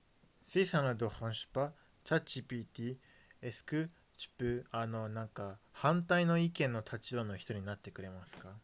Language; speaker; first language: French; non-native, learner; Japanese